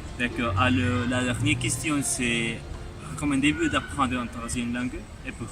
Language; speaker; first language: French; non-native, learner; Spanish